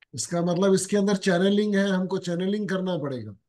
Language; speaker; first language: Hindi; non-native, local second language; Marwari